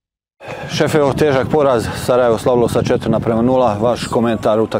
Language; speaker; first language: Croatian; native; Croatian